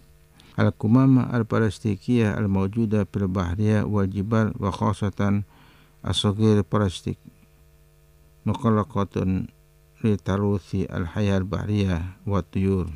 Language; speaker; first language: Arabic; non-native, learner; Indonesian